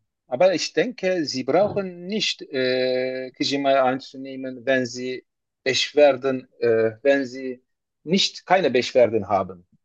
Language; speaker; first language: German; non-native, learner; Turkish